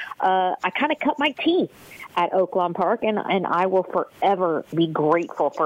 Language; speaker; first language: English; native; English